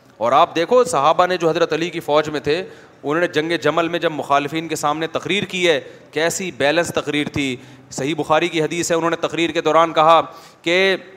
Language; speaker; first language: Urdu; native; Urdu